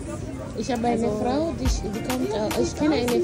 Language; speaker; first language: German; non-native, learner; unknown